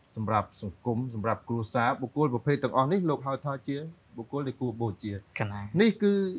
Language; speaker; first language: Khmer; native; Khmer